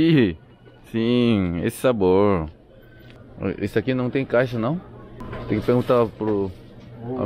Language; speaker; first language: Portuguese; non-native, learner; Korean